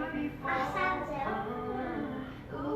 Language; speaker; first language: Hebrew; early bilingual, heritage; Hebrew